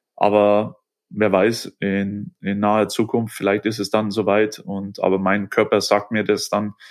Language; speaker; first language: German; native; German